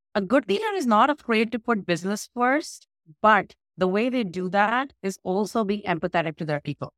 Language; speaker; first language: English; non-native, local second language; Hindi